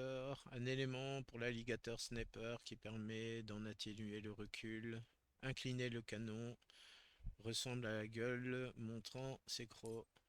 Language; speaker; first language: French; native; French